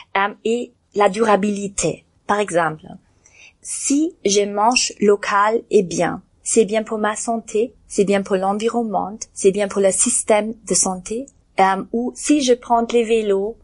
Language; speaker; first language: French; non-native, learner; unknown